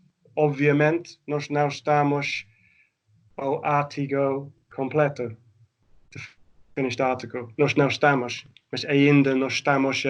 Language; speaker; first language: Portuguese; non-native, fluent; English